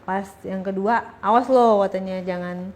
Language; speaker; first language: Indonesian; native; Indonesian